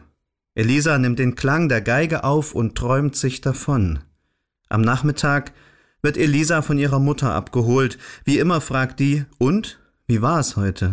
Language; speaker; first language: German; native; German